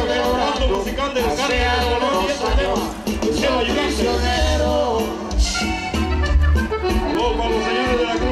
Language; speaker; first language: Spanish; native; Spanish